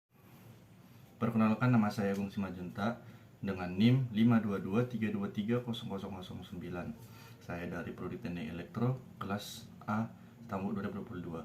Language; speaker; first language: Indonesian; native; Indonesian